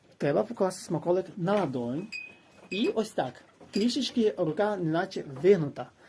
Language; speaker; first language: Ukrainian; native; Ukrainian